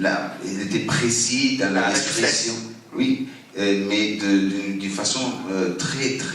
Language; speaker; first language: French; non-native, fluent; Italian